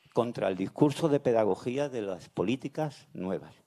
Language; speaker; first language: Spanish; native; Spanish